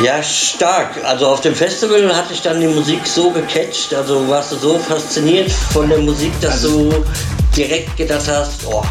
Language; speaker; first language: German; native; German